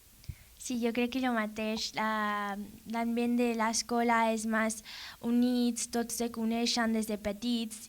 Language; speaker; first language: Catalan; non-native, learner; English